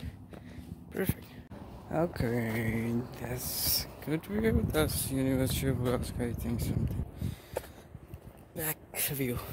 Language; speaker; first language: English; non-native, learner; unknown